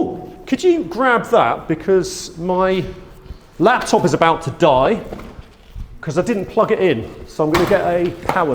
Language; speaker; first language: English; native; English